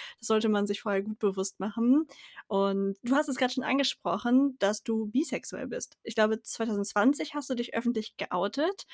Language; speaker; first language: German; native; German